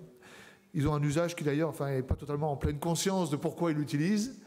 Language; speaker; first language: French; native; French